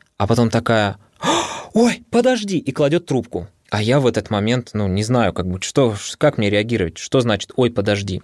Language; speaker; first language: Russian; early bilingual, other home language; Arabic